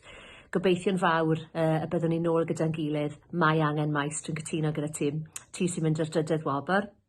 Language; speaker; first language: Welsh; native; Welsh